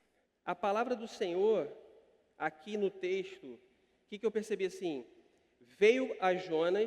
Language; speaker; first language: Portuguese; native; Portuguese